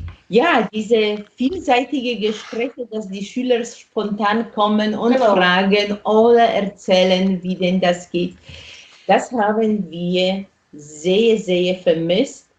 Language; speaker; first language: German; non-native, fluent; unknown